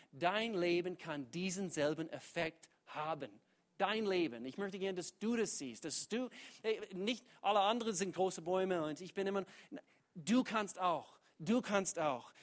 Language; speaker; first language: German; non-native, fluent; English